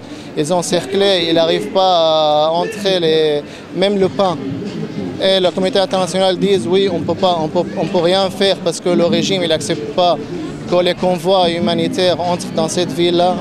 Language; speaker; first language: French; non-native, fluent; Arabic